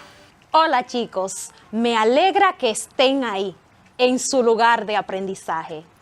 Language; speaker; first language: Spanish; native; Spanish